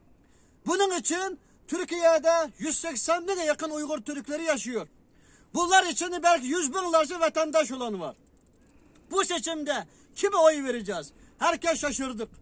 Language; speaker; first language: Turkish; non-native, learner; Uyghur